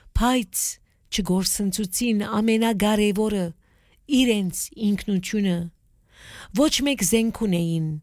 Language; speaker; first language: Armenian; early bilingual, heritage; Armenian